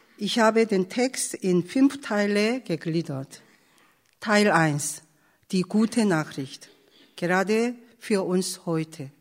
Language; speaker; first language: German; non-native, fluent; Korean